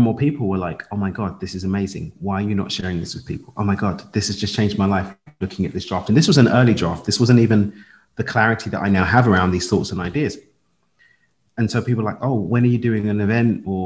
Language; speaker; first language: English; native; English